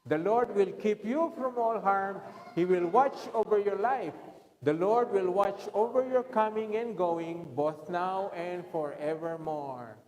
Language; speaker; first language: English; non-native, local second language; Filipino